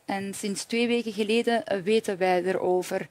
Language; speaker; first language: Dutch; non-native, fluent; Persian